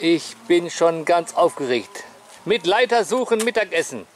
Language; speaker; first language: German; native; German